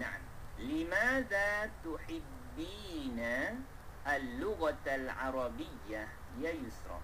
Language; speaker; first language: Arabic; non-native, fluent; Malay